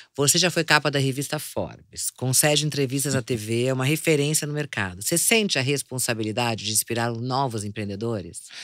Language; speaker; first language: Portuguese; native; Portuguese